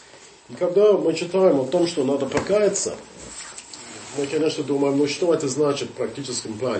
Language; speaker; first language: Russian; non-native, fluent; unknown